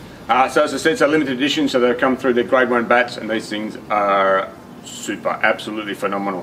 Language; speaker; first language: English; native; English